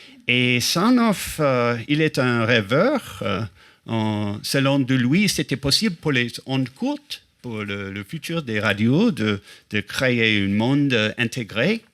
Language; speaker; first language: French; non-native, fluent; English